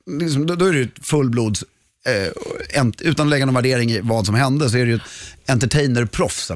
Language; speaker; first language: Swedish; native; Swedish